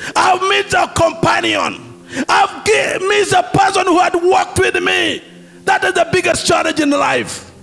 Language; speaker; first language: English; non-native, local second language; Swahili